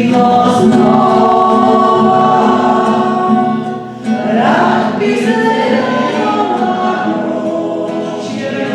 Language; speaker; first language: Slovenian; native; Slovenian